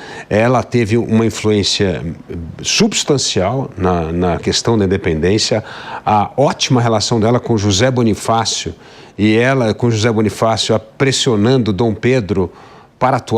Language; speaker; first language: Portuguese; native; Portuguese